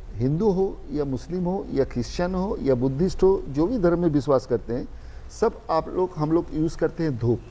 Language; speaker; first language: Hindi; non-native, local second language; Bangla